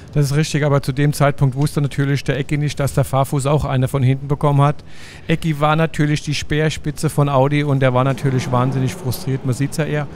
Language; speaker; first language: German; native; German